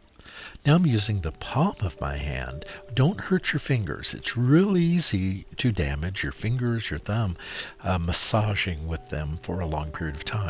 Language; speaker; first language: English; native; English